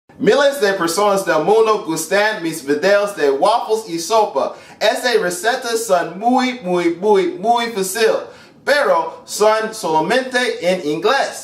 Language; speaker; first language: Spanish; non-native, learner; English